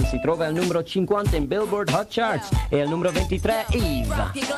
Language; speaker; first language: Italian; non-native, fluent; English